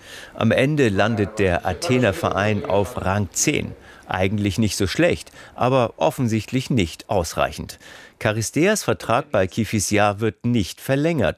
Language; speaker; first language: German; native; German